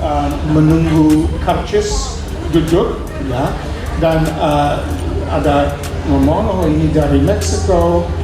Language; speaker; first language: Indonesian; non-native, fluent; English